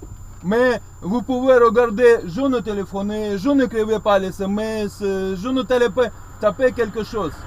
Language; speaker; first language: French; non-native, learner; Russian